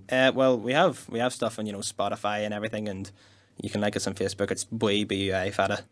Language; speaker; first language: English; native; English